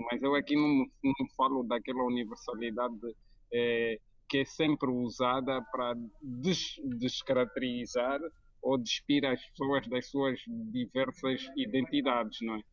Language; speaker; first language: Portuguese; native; Portuguese